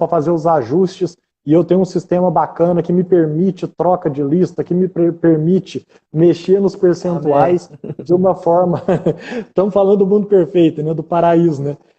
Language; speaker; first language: Portuguese; native; Portuguese